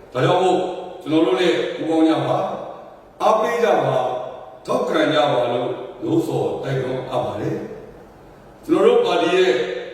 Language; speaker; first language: Burmese; non-native, local second language; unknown